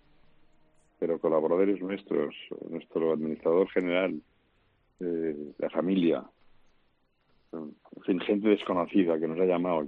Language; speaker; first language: Spanish; non-native, local second language; Catalan